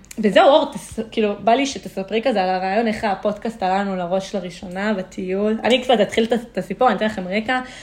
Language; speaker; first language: Hebrew; early bilingual, other home language; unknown